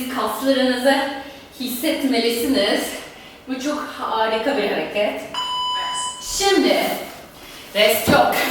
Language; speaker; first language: Turkish; non-native, fluent; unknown